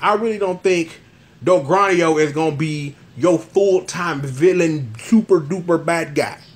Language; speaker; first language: English; native; English